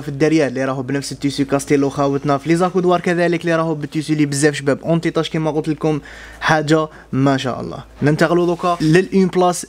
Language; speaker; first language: Arabic; native; Arabic